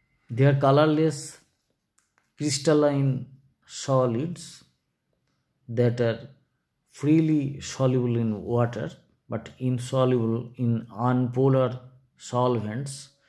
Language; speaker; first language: English; non-native, local second language; Bangla